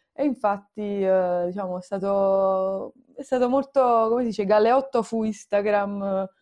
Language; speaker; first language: Italian; native; Italian